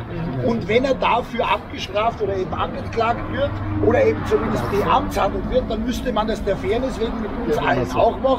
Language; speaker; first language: German; native; German